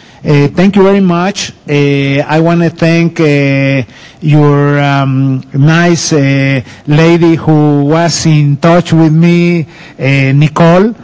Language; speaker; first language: English; non-native, fluent; Spanish